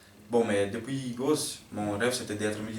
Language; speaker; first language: French; non-native, fluent; Portuguese